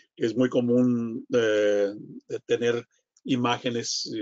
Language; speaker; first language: Spanish; non-native, fluent; English